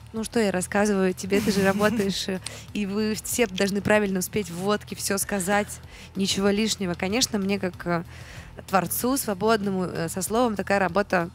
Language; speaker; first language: Russian; native; Russian